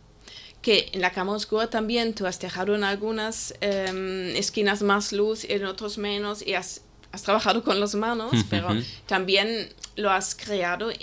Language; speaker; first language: Spanish; non-native, fluent; German